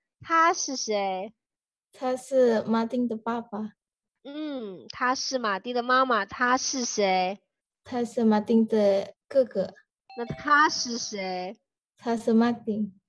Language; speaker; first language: Chinese; non-native, fluent; English